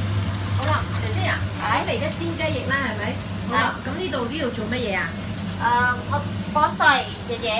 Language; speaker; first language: Cantonese; native; Cantonese